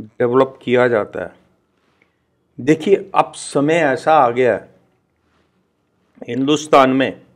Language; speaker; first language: Hindi; native; Hindi